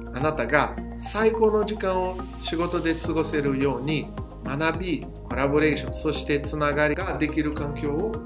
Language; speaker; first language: Japanese; non-native, fluent; Portuguese